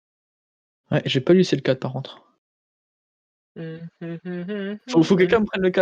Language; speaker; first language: French; native; French